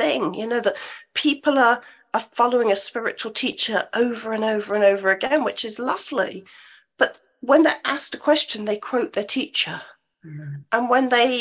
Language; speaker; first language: English; native; English